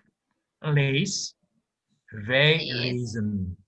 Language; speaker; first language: Dutch; non-native, fluent; Indonesian